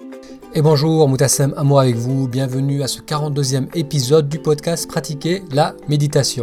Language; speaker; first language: French; native; French